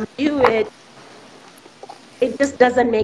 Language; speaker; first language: English; non-native, local second language; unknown